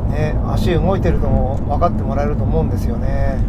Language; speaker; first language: Japanese; native; Japanese